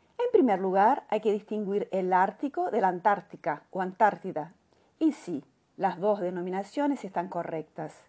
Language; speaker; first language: Spanish; non-native, fluent; Portuguese